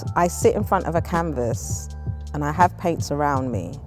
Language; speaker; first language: English; native; English